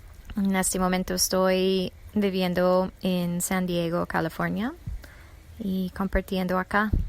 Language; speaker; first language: Spanish; non-native, fluent; English